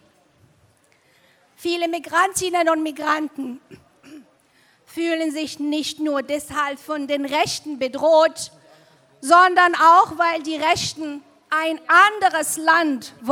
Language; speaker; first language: German; non-native, fluent; Arabic